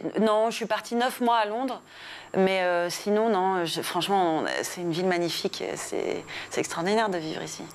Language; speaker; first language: French; early bilingual, other home language; English